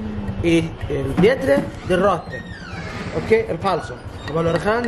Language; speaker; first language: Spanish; non-native, learner; Arabic